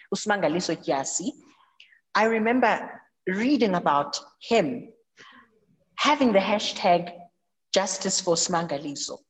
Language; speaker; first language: English; non-native, local second language; Zulu